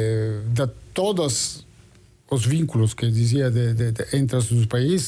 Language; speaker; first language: Portuguese; non-native, fluent; Italian